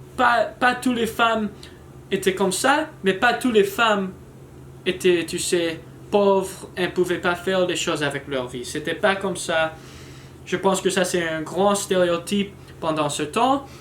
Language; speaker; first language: French; non-native, learner; English